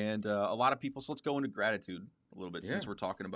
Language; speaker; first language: English; native; English